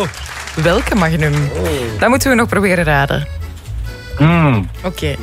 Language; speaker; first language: Dutch; native; Dutch